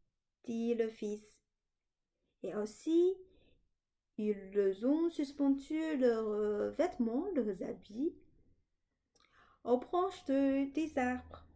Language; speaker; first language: French; non-native, fluent; Chinese